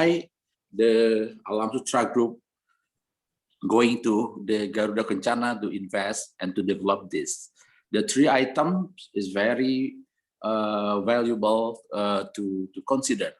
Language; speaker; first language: English; non-native, learner; Indonesian